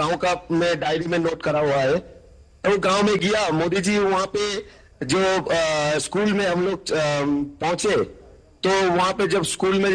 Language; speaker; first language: Hindi; non-native, local second language; Bangla